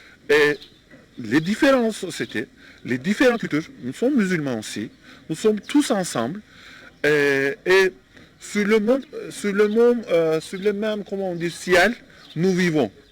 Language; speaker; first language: French; non-native, learner; Turkish